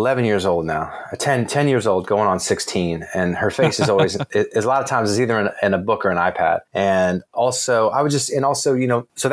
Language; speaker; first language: English; native; English